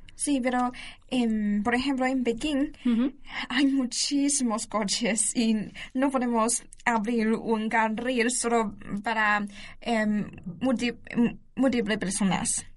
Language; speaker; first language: Spanish; non-native, learner; Chinese